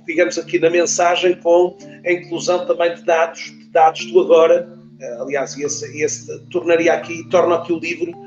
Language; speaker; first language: Portuguese; native; Portuguese